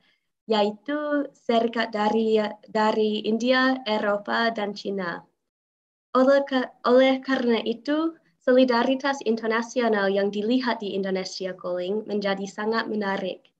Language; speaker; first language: Indonesian; non-native, fluent; English